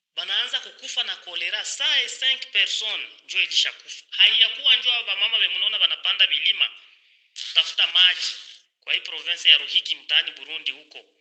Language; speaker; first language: Swahili; native; Swahili